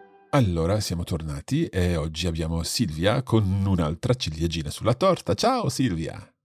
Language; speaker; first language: Italian; non-native, fluent; English